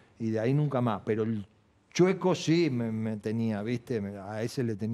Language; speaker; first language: Spanish; native; Spanish